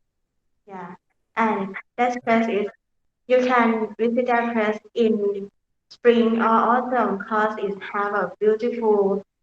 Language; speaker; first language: English; non-native, learner; Thai